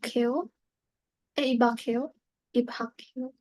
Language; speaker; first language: Korean; non-native, learner; Indonesian